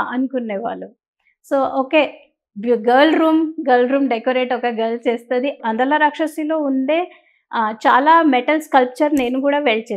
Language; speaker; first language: Telugu; non-native, learner; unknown